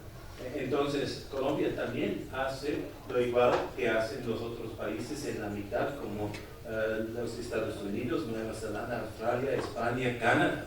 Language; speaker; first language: Spanish; non-native, fluent; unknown